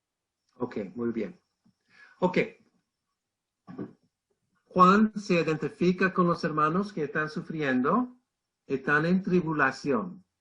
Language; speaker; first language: Spanish; non-native, fluent; English